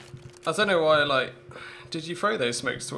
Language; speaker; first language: English; native; English